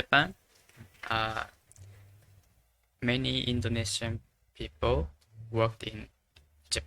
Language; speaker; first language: English; non-native, learner; Japanese